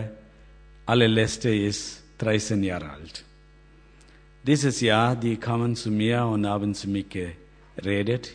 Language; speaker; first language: German; non-native, learner; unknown